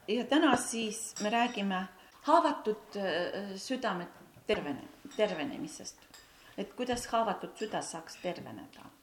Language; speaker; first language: Estonian; non-native, local second language; Russian